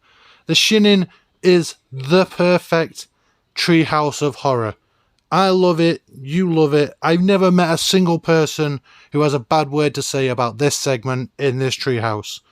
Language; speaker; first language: English; native; English